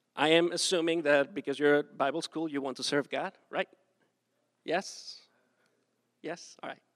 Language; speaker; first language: English; non-native, fluent; Spanish